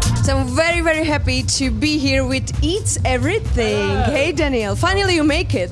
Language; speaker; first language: English; non-native, fluent; Czech